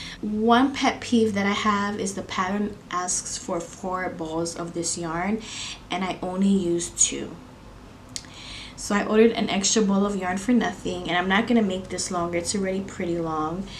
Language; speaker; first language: English; native; English